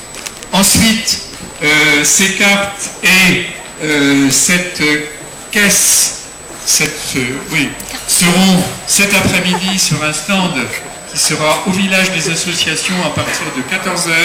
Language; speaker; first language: French; native; French